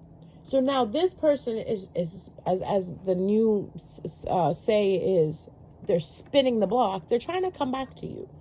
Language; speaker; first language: English; native; English